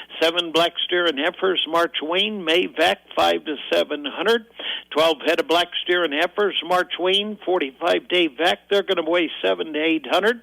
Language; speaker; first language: English; native; English